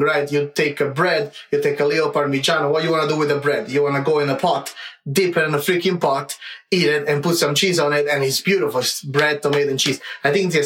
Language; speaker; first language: English; non-native, fluent; Italian